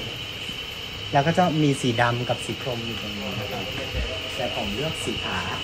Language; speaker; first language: Thai; non-native, fluent; Vietnamese